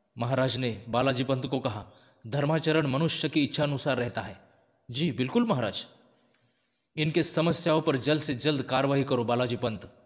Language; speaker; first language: Hindi; non-native, local second language; Marathi